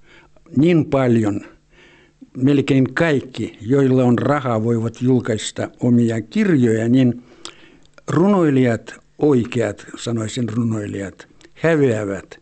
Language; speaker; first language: Finnish; early bilingual, heritage; Finnish